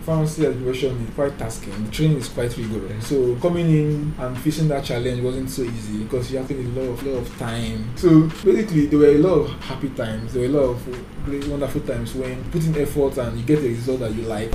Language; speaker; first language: English; non-native, local second language; Yoruba